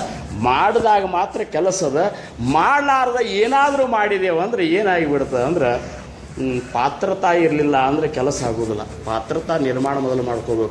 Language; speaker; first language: Kannada; native; Kannada